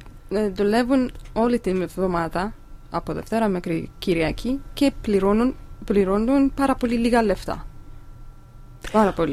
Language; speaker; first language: Greek; non-native, learner; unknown